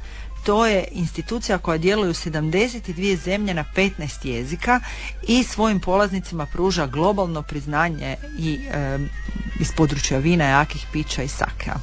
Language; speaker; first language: Serbian; native; Serbian